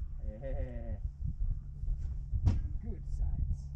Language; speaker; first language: English; non-native, learner; Finnish